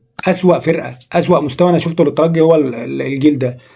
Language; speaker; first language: Arabic; native; Arabic